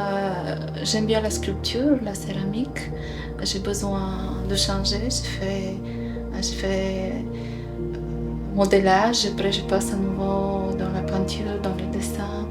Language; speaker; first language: French; non-native, fluent; Bulgarian